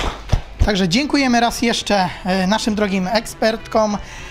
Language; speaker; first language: Polish; native; Polish